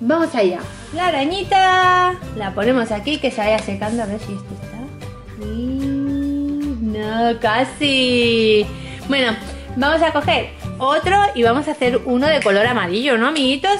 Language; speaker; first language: Spanish; native; Spanish